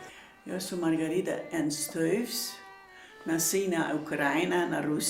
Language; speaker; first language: Portuguese; early bilingual, other home language; Low German